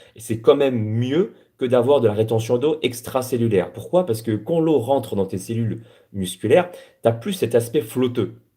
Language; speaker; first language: French; native; French